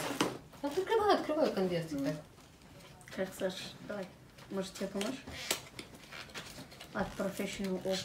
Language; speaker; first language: Russian; early bilingual, heritage; English